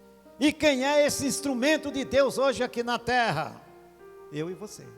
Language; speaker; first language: Portuguese; native; Portuguese